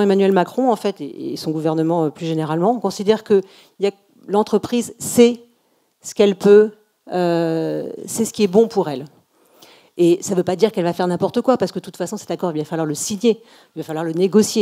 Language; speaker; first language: French; native; French